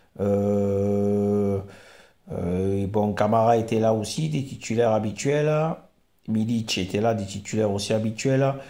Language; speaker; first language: French; native; French